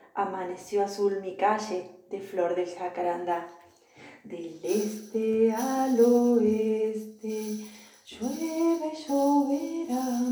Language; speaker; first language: Spanish; native; Spanish